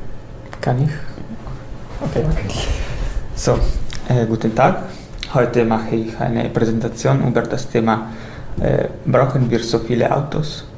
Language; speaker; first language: German; non-native, learner; Italian